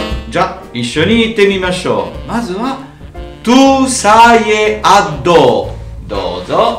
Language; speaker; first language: Japanese; non-native, fluent; Italian